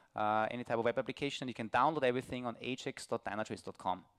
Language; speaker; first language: English; non-native, fluent; German